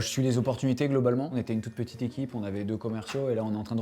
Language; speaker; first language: French; native; French